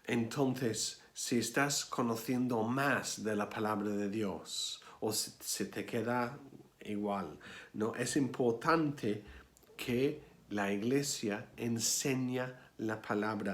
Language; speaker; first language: Spanish; non-native, fluent; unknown